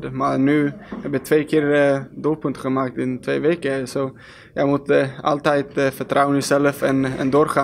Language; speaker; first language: Dutch; non-native, learner; Swedish